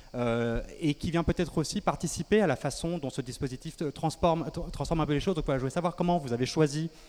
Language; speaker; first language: French; native; French